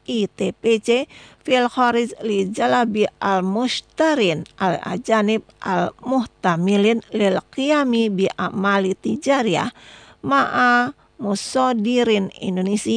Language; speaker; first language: Arabic; non-native, fluent; Indonesian